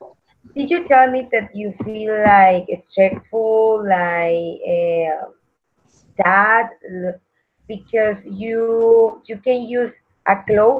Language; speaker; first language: English; non-native, learner; Spanish